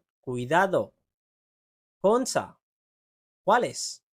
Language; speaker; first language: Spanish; non-native, fluent; Urdu